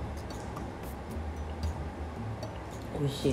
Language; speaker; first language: Japanese; native; Japanese